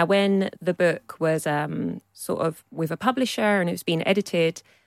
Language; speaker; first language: English; native; English